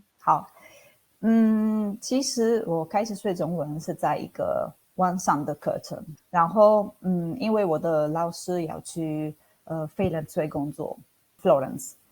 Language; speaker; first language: Chinese; non-native, fluent; Italian